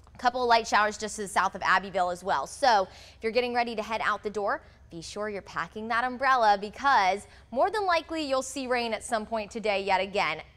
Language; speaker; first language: English; native; English